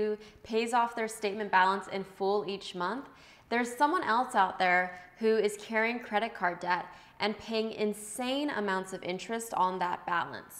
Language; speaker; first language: English; native; English